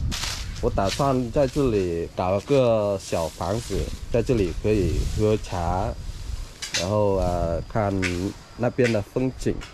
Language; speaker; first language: Chinese; non-native, learner; Vietnamese